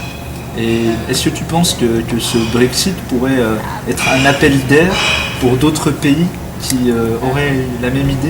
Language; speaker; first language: French; native; French